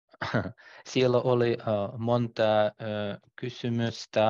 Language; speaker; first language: Finnish; non-native, learner; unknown